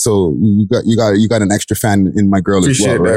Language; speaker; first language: English; native; English